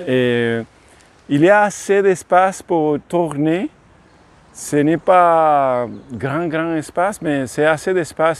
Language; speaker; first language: French; non-native, learner; Spanish